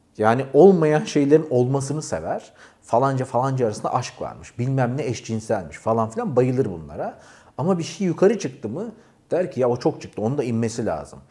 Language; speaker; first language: Turkish; native; Turkish